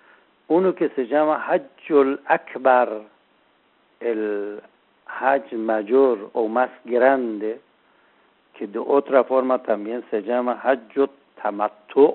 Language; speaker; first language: Spanish; non-native, learner; Persian